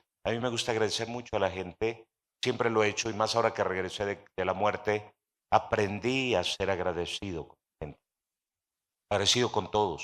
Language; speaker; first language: Spanish; native; Spanish